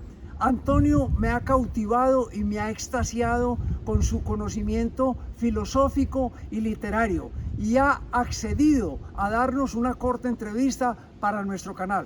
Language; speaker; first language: Spanish; native; Spanish